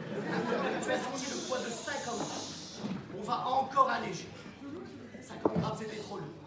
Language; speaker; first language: French; native; French